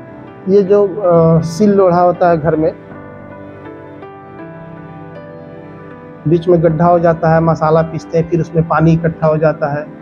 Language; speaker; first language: Hindi; native; Hindi